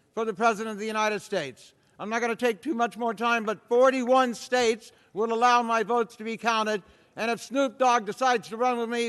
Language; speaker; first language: English; native; English